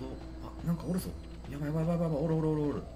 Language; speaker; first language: Japanese; native; Japanese